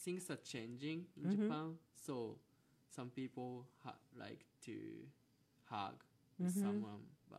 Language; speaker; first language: English; non-native, learner; Japanese